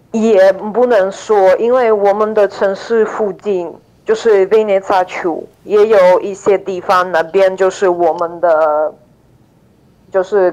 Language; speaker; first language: Chinese; non-native, fluent; Ukrainian